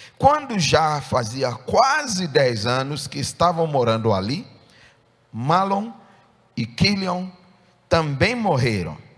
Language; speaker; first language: Portuguese; non-native, fluent; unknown